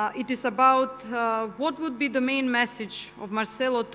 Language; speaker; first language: English; non-native, fluent; Macedonian